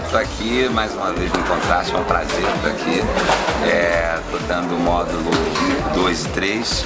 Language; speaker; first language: Portuguese; native; Portuguese